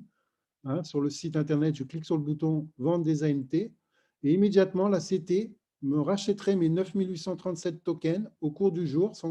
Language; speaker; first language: French; native; French